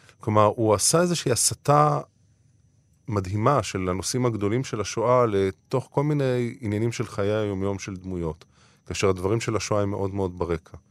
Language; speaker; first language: Hebrew; native; Hebrew